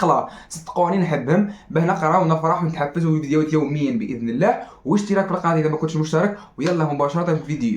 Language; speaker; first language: Arabic; native; Arabic